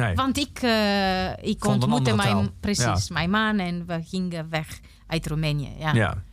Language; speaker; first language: Dutch; non-native, fluent; Romanian